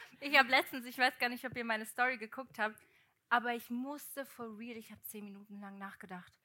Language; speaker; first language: German; early bilingual, other home language; Portuguese